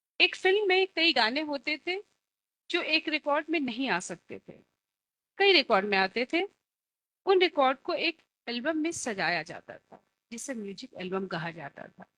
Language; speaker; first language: Hindi; native; Hindi